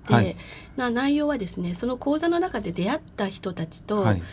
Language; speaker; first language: Japanese; native; Japanese